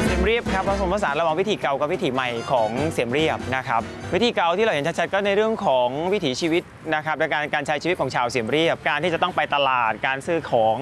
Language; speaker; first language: Thai; non-native, fluent; Khmer